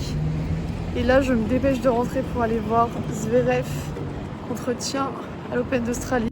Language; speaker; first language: French; native; French